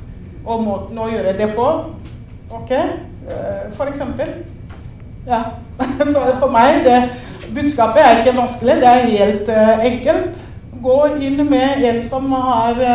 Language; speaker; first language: Norwegian; non-native, fluent; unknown